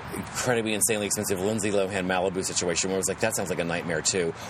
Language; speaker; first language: English; native; English